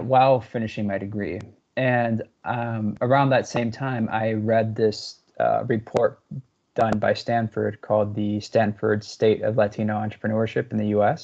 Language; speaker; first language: English; native; English